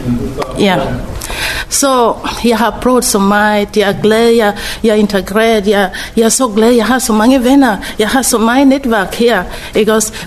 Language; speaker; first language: Danish; non-native, fluent; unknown